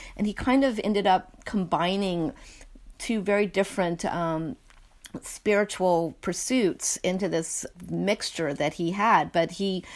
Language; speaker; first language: English; native; English